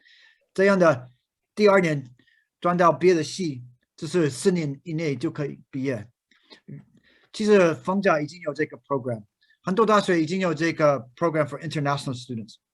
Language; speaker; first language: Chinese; non-native, fluent; English